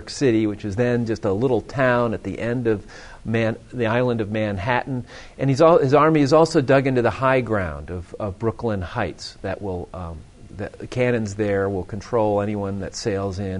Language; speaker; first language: English; native; English